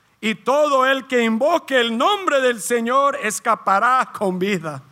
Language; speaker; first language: Spanish; early bilingual, heritage; Spanish